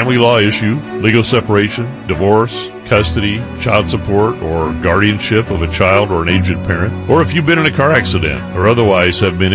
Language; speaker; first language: English; native; English